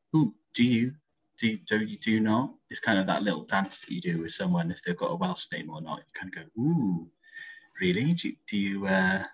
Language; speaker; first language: English; native; English